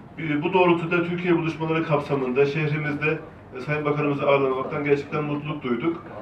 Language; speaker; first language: Turkish; native; Turkish